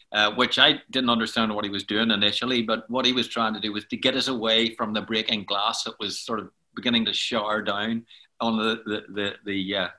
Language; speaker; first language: English; native; English